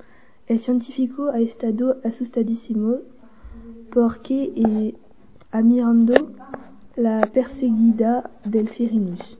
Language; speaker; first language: Spanish; non-native, learner; French